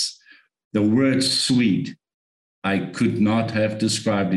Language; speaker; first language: English; non-native, local second language; Afrikaans